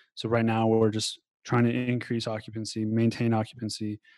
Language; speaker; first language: English; native; English